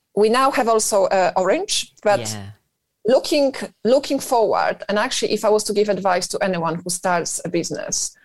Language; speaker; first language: English; non-native, fluent; Polish